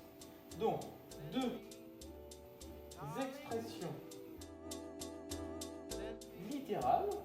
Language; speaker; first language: French; native; French